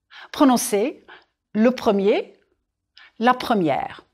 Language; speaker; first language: French; non-native, fluent; English